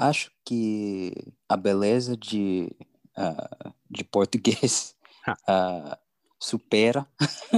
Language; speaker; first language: Portuguese; non-native, learner; English